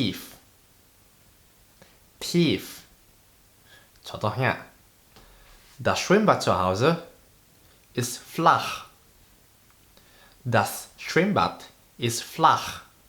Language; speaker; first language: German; non-native, fluent; Indonesian